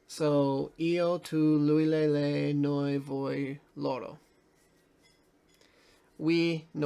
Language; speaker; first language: Italian; non-native, learner; English